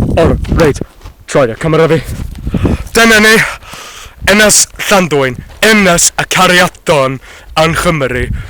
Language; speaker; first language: Welsh; non-native, learner; Hungarian